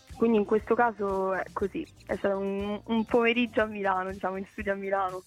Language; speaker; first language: Italian; native; Italian